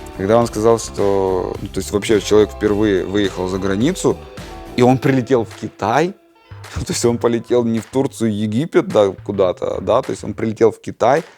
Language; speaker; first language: Russian; native; Russian